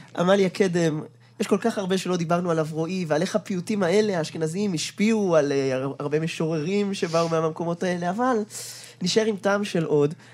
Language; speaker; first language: Hebrew; native; Hebrew